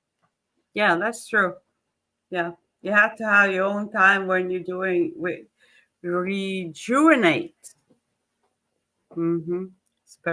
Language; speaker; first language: English; non-native, fluent; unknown